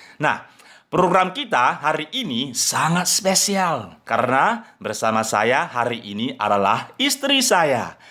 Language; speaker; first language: Indonesian; non-native, fluent; English